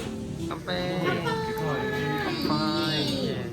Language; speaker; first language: Chinese; non-native, learner; Korean